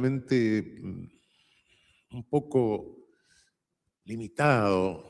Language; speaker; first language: Spanish; native; Spanish